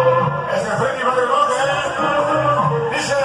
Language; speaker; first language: Spanish; native; Spanish